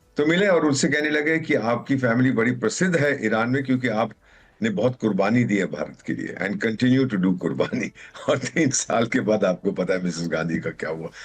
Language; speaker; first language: Hindi; native; Hindi